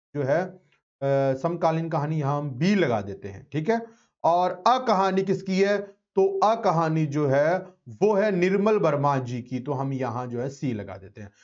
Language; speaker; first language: Hindi; non-native, local second language; Punjabi